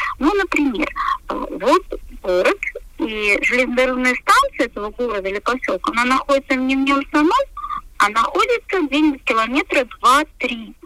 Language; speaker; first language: Russian; native; Russian